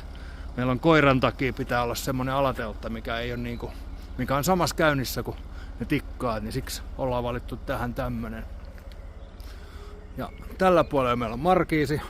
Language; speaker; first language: Finnish; native; Finnish